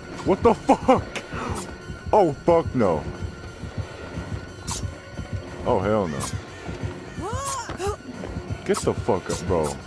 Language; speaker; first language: English; native; English